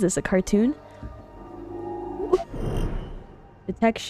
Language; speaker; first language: English; native; English